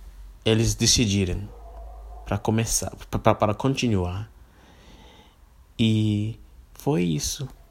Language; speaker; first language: Portuguese; non-native, fluent; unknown